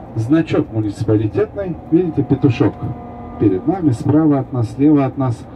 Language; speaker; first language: Russian; non-native, fluent; Turkish